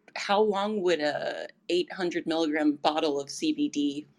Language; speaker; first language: English; native; English